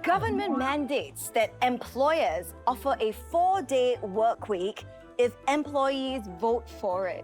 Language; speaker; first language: English; native; English